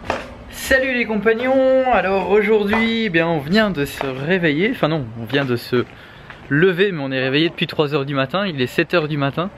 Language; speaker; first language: French; native; French